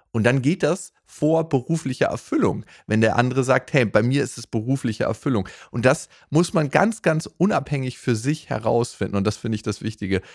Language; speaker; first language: German; native; German